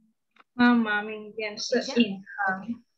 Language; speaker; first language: Chinese; non-native, learner; Indonesian